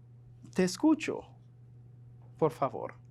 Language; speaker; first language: Spanish; non-native, fluent; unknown